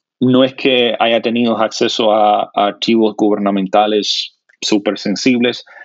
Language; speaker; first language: Spanish; non-native, fluent; English